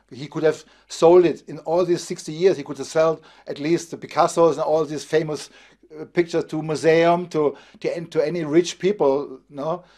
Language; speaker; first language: English; non-native, fluent; German